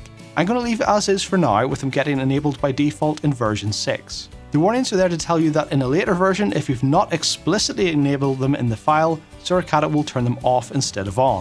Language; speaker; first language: English; native; English